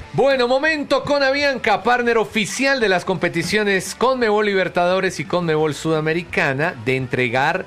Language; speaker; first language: Spanish; native; Spanish